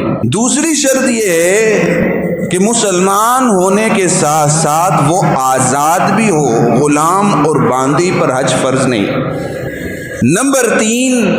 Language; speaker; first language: Urdu; native; Urdu